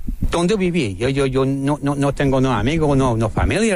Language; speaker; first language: Spanish; non-native, learner; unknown